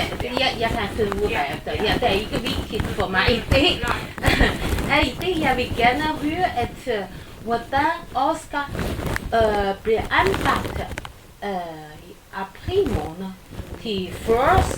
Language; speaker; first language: Danish; non-native, learner; Chinese